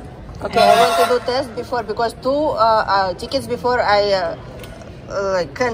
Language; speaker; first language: English; non-native, learner; Russian